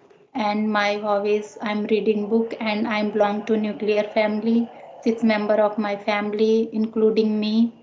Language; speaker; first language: English; non-native, learner; Hindi